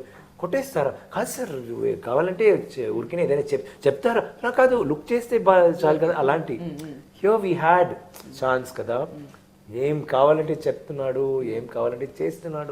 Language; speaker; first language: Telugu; non-native, learner; Tamil